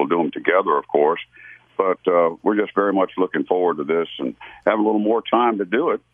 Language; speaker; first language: English; native; English